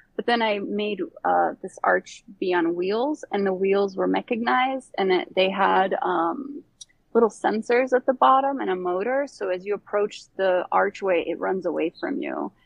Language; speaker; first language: English; early bilingual, other home language; Bosnian